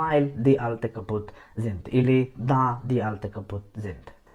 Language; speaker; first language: German; non-native, fluent; Macedonian